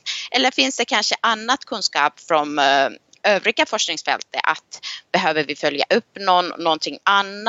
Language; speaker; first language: Swedish; non-native, local second language; Finnish